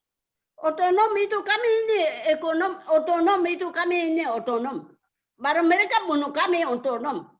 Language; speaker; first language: Indonesian; non-native, local second language; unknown